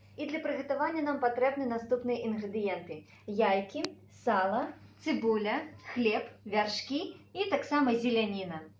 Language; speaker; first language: Belarusian; native; Belarusian